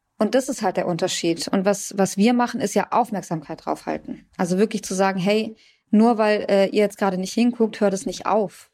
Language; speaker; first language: German; early bilingual, other home language; Persian